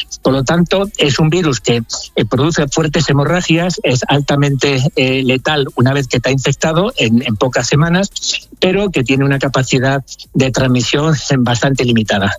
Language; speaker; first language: Spanish; native; Spanish